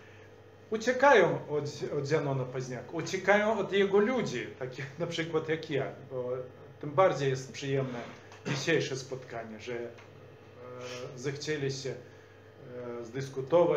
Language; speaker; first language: Polish; non-native, fluent; Belarusian